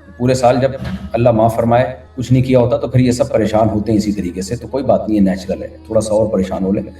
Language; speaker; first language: Urdu; native; Urdu